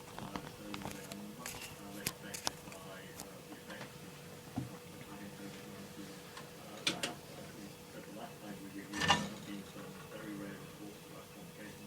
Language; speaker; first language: English; native; English